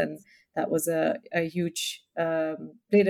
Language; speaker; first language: English; non-native, local second language; Hindi